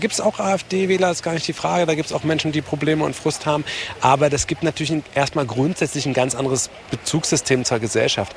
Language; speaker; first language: German; native; German